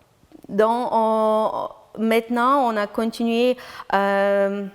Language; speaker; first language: French; non-native, learner; Ukrainian